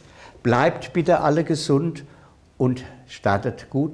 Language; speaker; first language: German; native; German